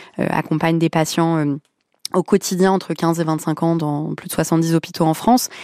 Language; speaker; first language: French; early bilingual, other home language; Arabic